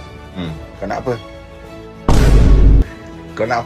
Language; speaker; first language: Malay; native; Malay